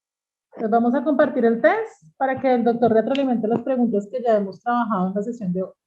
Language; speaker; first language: Spanish; native; Spanish